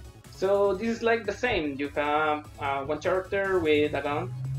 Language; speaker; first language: English; non-native, learner; Spanish